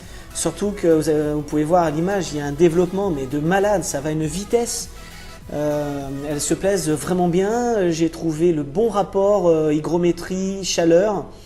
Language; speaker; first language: French; native; French